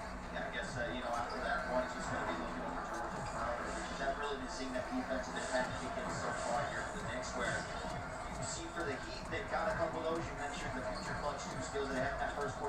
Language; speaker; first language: English; native; English